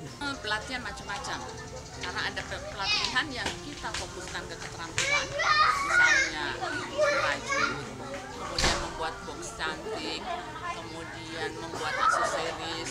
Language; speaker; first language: Indonesian; native; Indonesian